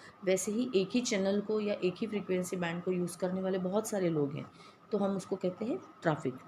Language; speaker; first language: Hindi; non-native, local second language; Marathi